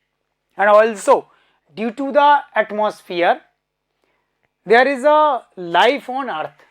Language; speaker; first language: English; non-native, local second language; Hindi